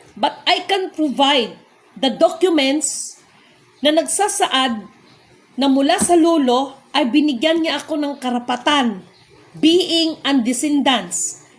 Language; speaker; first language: Filipino; non-native, local second language; Cebuano